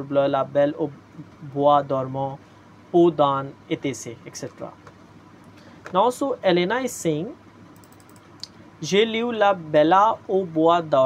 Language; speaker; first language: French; non-native, fluent; Hindi